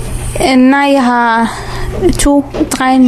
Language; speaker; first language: Danish; early bilingual, other home language; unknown